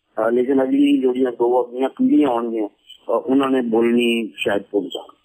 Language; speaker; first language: Punjabi; native; Punjabi